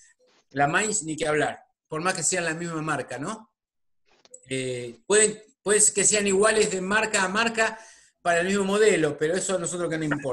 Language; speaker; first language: Spanish; native; Spanish